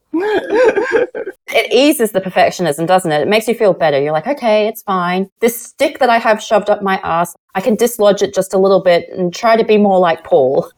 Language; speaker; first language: English; native; English